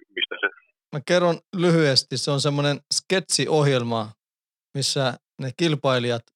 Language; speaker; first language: Finnish; early bilingual, heritage; Finnish